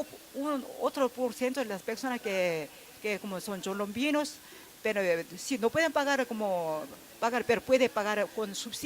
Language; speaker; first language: Spanish; non-native, fluent; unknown